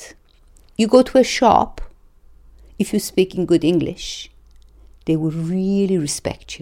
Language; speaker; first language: English; non-native, fluent; Persian